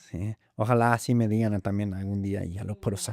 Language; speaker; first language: Spanish; non-native, fluent; German